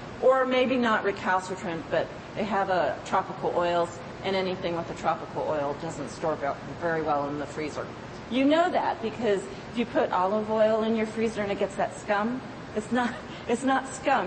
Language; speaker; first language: English; native; English